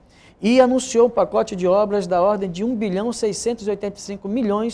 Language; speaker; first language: Portuguese; native; Portuguese